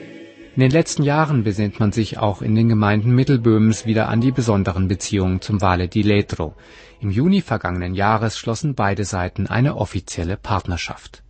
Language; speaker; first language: German; native; German